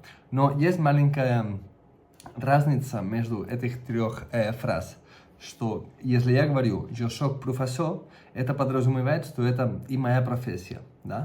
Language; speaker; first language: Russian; non-native, fluent; Catalan